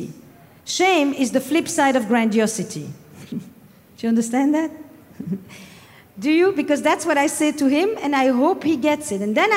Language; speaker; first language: English; non-native, fluent; French